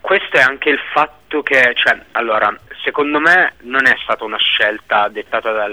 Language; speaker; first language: Italian; native; Italian